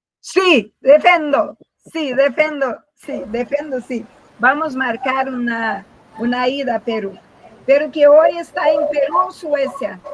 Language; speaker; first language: Spanish; non-native, learner; Portuguese